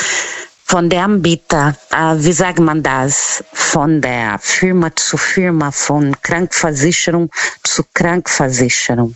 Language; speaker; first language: German; non-native, learner; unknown